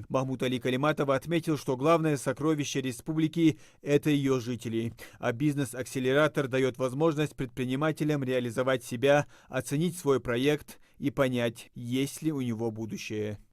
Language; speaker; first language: Russian; native; Russian